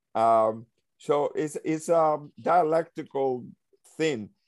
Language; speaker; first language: English; early bilingual, other home language; Spanish